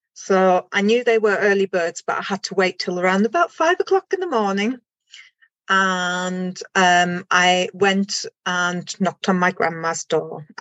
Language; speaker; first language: English; non-native, fluent; German